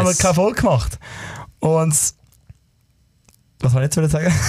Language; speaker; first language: German; native; German